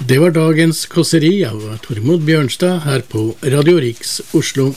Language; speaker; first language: Norwegian; native; Norwegian